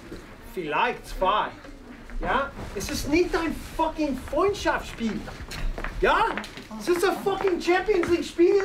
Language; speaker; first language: German; non-native, learner; English